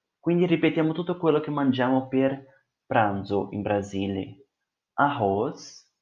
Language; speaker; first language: Italian; non-native, fluent; Portuguese